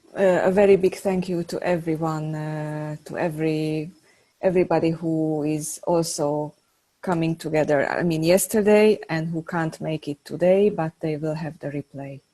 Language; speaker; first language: English; non-native, fluent; Hungarian